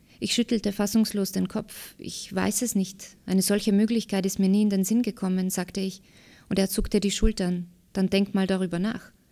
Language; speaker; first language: German; early bilingual, other home language; Slovak